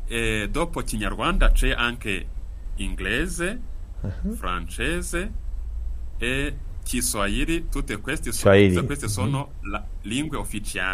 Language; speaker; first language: Italian; non-native, fluent; Kinyarwanda